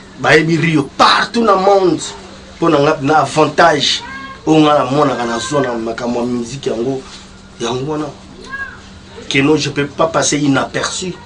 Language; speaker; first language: Lingala; native; Lingala